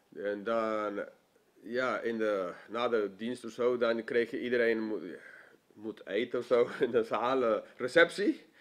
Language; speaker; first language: Dutch; non-native, fluent; English